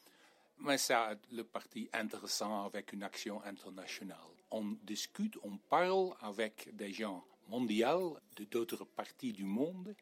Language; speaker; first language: French; non-native, fluent; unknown